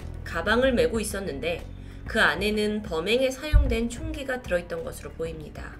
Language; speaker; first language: Korean; native; Korean